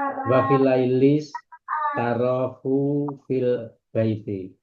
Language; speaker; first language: Arabic; non-native, learner; Indonesian